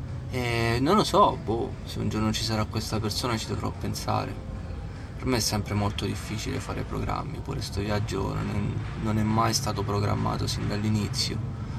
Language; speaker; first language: Italian; native; Italian